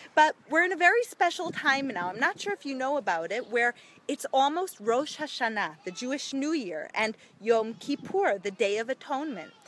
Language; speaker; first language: English; native; English